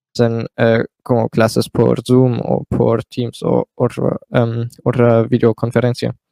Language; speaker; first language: Spanish; non-native, learner; German